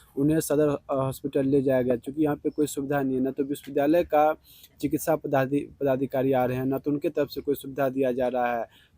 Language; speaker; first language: Hindi; native; Hindi